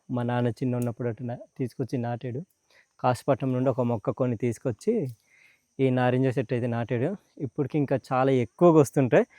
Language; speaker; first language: Telugu; non-native, local second language; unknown